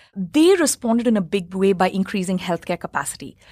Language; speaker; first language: English; non-native, local second language; Hindi